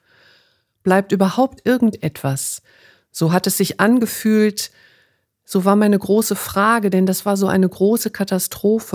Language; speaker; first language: German; native; German